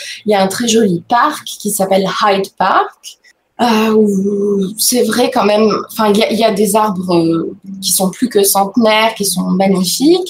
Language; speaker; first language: French; native; French